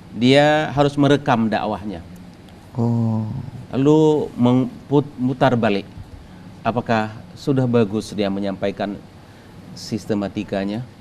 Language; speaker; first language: Indonesian; native; Indonesian